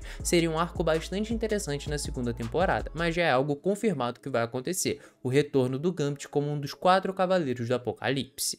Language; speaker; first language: Portuguese; native; Portuguese